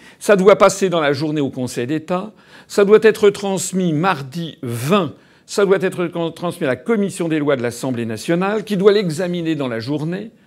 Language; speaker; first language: French; native; French